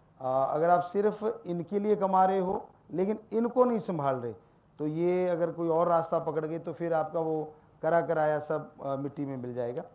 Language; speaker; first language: Hindi; non-native, local second language; Punjabi